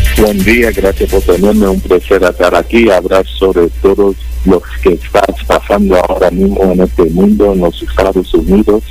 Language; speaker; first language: Spanish; early bilingual, heritage; Spanish